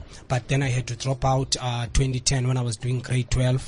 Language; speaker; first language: English; non-native, local second language; Xhosa